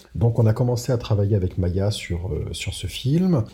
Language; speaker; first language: French; native; French